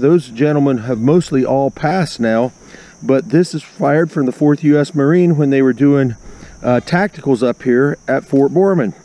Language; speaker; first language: English; native; English